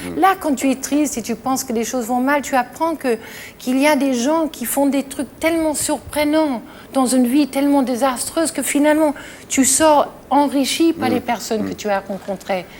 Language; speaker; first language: French; non-native, fluent; English